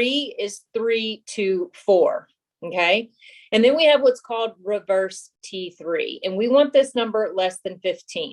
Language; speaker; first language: English; native; English